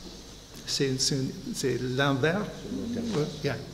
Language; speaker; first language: French; non-native, fluent; English